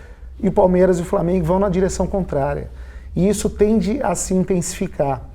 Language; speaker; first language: Portuguese; native; Portuguese